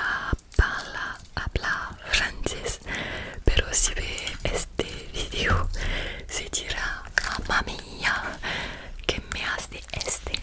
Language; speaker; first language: Spanish; non-native, learner; French